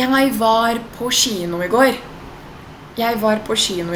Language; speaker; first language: Norwegian; non-native, fluent; Portuguese